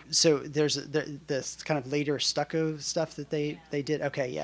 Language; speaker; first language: English; native; English